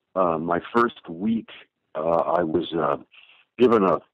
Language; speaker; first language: English; native; English